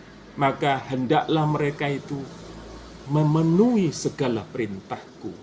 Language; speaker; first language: Indonesian; native; Indonesian